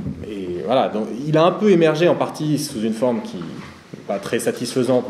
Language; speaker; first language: French; native; French